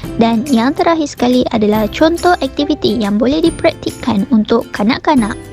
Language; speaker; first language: Malay; native; Malay